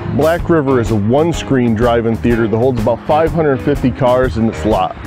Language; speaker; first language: English; native; English